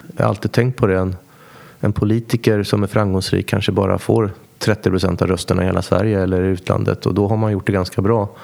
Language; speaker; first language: Swedish; native; Swedish